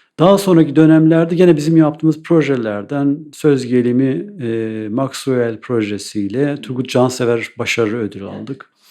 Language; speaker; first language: Turkish; native; Turkish